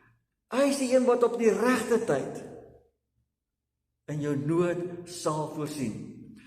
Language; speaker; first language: Afrikaans; native; Afrikaans